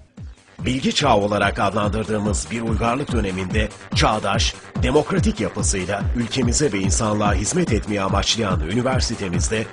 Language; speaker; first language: Turkish; native; Turkish